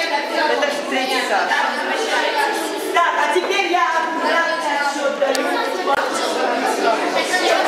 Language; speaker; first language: Russian; native; Russian